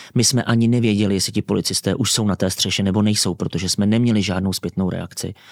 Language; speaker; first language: Czech; native; Czech